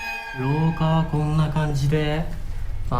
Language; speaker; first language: Japanese; native; Japanese